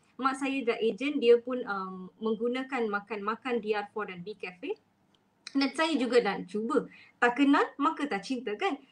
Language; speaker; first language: Malay; non-native, local second language; Tamil